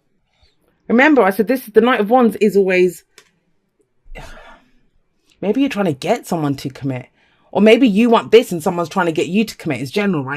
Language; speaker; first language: English; native; English